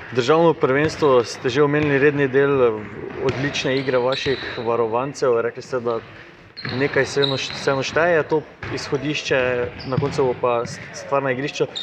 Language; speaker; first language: Slovenian; native; Slovenian